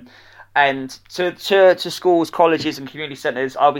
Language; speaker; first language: English; native; English